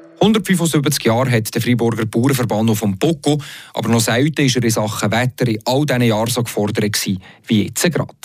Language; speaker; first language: German; native; German